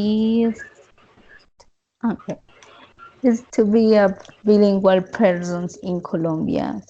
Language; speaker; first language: English; non-native, learner; Spanish